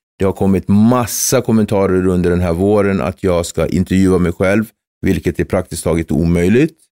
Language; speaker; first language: Swedish; early bilingual, other home language; Kabuverdianu